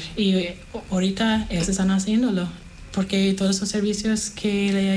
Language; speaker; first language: Spanish; non-native, fluent; English